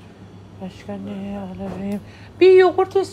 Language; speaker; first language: Turkish; non-native, learner; Persian